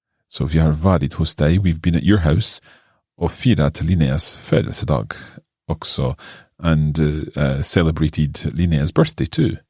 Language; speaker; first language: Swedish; non-native, learner; English